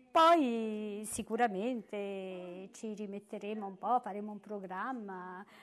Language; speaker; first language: Italian; native; Italian